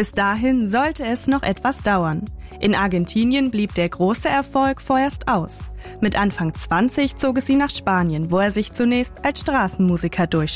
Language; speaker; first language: German; native; German